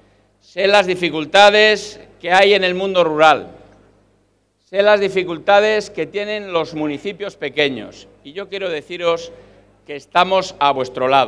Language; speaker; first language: Spanish; native; Spanish